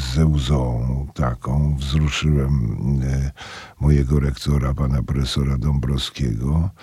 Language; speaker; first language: Polish; native; Polish